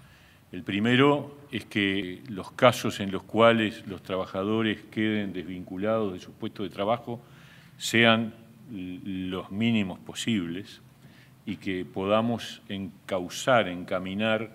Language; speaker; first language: Spanish; native; Spanish